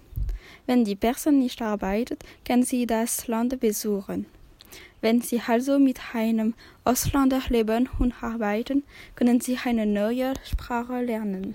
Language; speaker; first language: German; non-native, learner; French